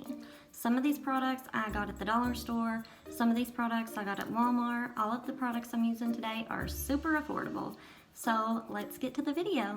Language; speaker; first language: English; native; English